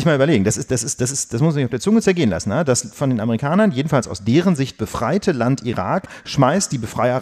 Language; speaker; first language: German; native; German